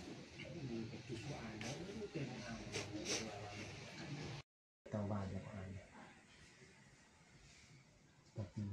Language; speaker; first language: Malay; non-native, local second language; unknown